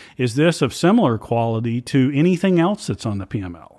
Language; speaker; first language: English; native; English